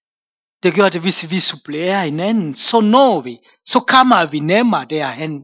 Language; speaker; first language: Danish; non-native, fluent; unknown